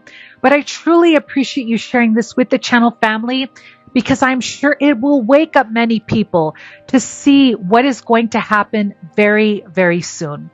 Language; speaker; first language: English; native; English